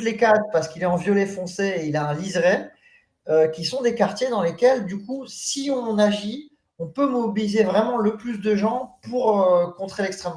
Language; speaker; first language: French; native; French